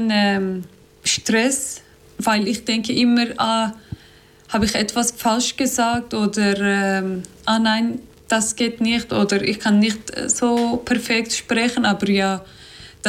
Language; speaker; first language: German; non-native, learner; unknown